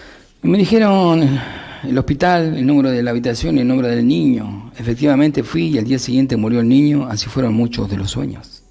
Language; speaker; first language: Spanish; native; Spanish